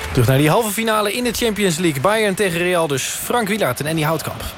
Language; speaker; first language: Dutch; native; Dutch